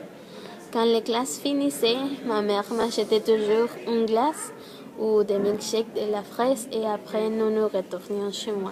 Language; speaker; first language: French; non-native, learner; Spanish